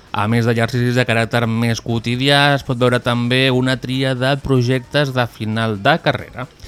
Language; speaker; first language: Catalan; native; Catalan